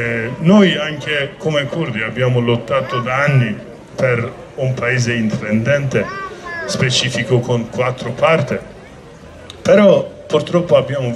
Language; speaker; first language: Italian; non-native, learner; Kurdish